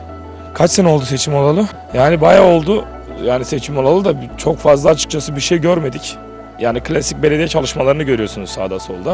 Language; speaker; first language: Turkish; native; Turkish